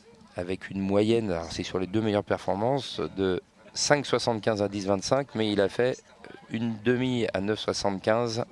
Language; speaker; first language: French; native; French